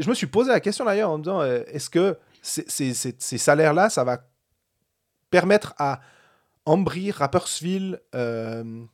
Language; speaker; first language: French; native; French